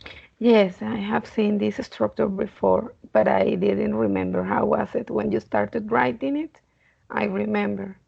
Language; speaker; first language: English; non-native, learner; Spanish